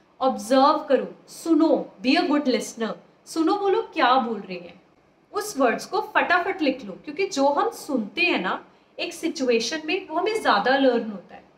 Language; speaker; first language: Hindi; native; Hindi